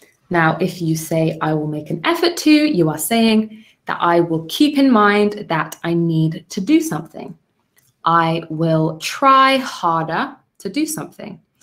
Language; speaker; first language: English; native; English